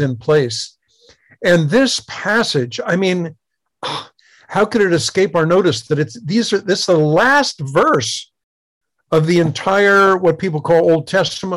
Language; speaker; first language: English; native; English